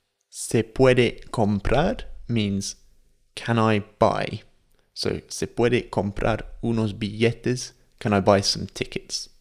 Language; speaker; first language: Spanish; non-native, fluent; English